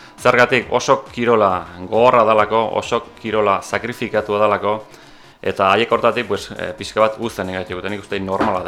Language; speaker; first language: Basque; native; Basque